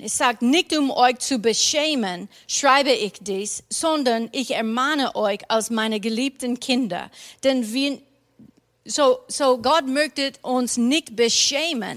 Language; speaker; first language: German; non-native, fluent; English